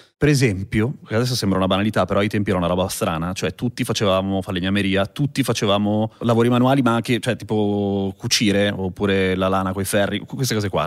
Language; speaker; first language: Italian; native; Italian